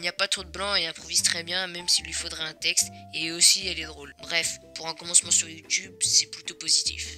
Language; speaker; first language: French; native; French